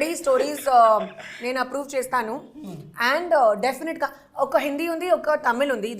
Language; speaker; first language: Telugu; non-native, learner; Hindi